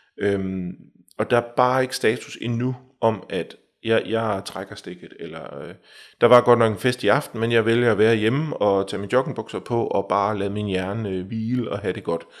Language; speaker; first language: Danish; native; Danish